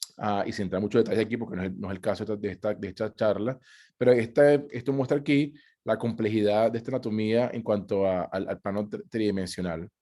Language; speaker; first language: Spanish; native; Spanish